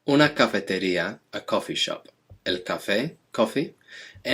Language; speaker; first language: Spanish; non-native, fluent; English